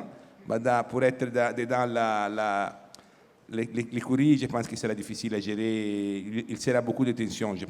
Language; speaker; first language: French; non-native, fluent; Italian